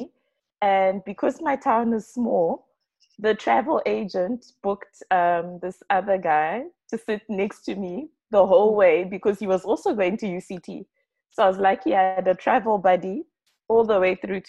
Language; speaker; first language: English; non-native, local second language; Shona